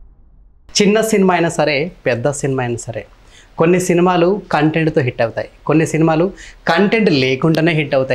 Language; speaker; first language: Telugu; native; Telugu